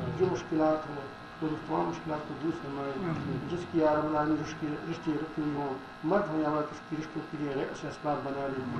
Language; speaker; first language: Urdu; non-native, local second language; Pashto